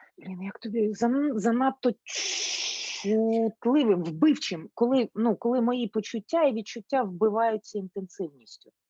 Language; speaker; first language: Ukrainian; non-native, local second language; Russian